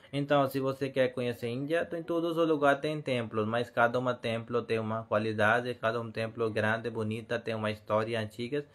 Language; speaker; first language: Portuguese; non-native, learner; Hindi